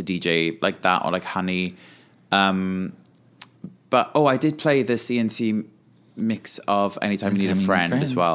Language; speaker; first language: English; native; English